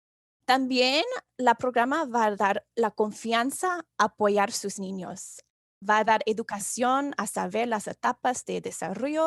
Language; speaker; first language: Spanish; non-native, fluent; English